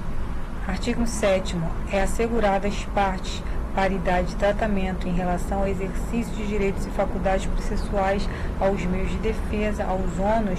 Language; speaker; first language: Portuguese; native; Portuguese